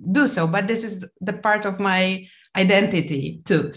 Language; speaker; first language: English; non-native, fluent; Polish